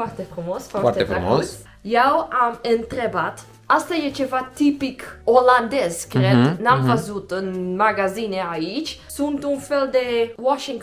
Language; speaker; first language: Romanian; non-native, learner; Dutch